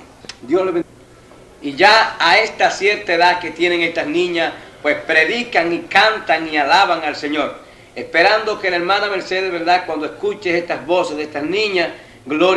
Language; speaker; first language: Spanish; native; Spanish